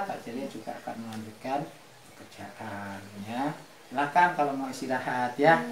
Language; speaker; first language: Indonesian; native; Indonesian